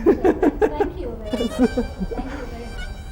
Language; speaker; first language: English; non-native, fluent; Persian